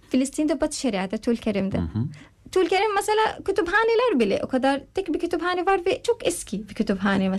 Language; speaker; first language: Turkish; non-native, learner; Arabic